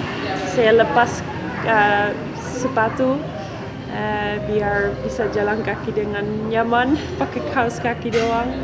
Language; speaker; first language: Indonesian; non-native, fluent; Dutch